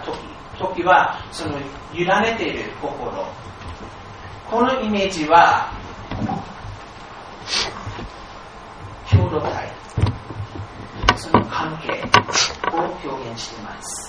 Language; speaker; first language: Japanese; non-native, fluent; English